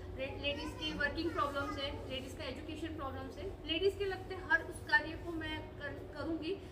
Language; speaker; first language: Hindi; non-native, local second language; Gujarati